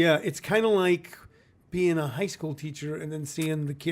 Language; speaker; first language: English; native; English